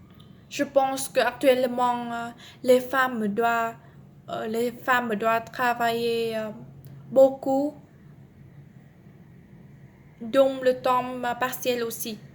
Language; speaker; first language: French; non-native, learner; Vietnamese